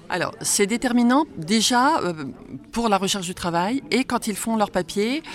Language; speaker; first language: French; native; French